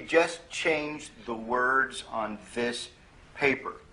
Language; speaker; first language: English; native; English